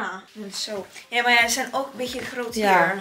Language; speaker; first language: Dutch; non-native, learner; Italian